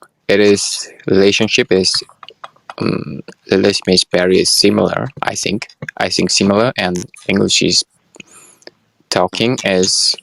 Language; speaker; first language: English; non-native, learner; Korean